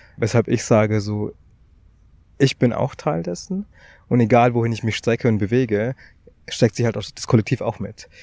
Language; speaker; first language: German; early bilingual, other home language; Tamil